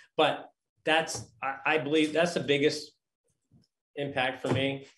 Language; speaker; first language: English; native; English